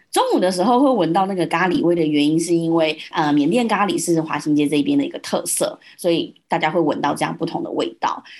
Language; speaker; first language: Chinese; early bilingual, heritage; Chinese